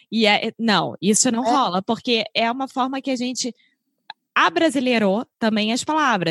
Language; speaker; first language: Portuguese; native; Portuguese